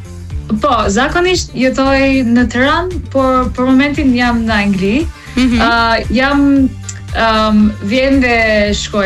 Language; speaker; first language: Albanian; non-native, learner; English